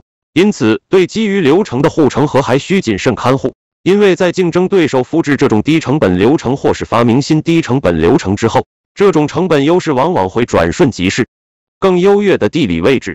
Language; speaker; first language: Chinese; native; Chinese